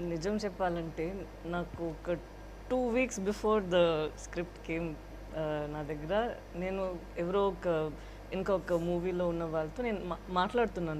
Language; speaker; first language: Telugu; non-native, fluent; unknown